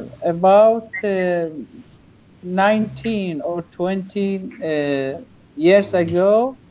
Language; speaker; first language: English; non-native, learner; Persian